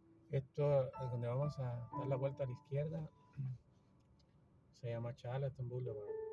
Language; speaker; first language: Spanish; native; Spanish